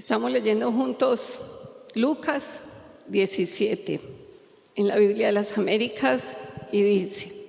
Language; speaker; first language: Spanish; native; Spanish